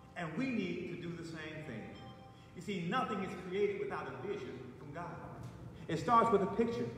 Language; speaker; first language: English; native; English